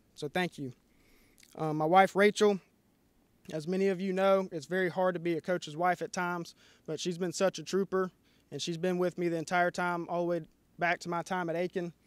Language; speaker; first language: English; native; English